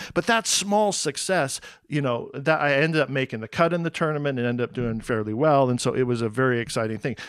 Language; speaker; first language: English; native; English